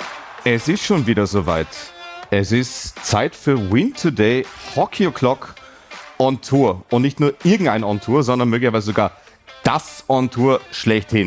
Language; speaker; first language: German; native; German